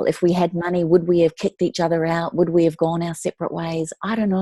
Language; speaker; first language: English; native; English